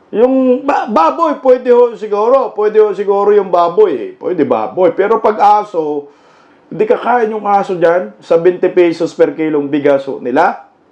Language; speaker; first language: Filipino; non-native, local second language; Cebuano